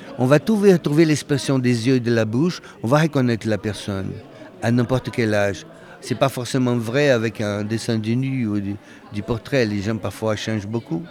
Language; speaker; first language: French; non-native, fluent; Portuguese